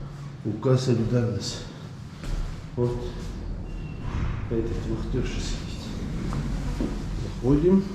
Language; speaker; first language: Russian; non-native, local second language; Yakut